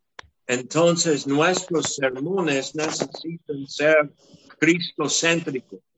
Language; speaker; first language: Spanish; non-native, fluent; English